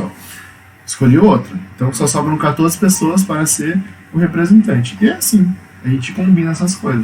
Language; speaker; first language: Portuguese; native; Portuguese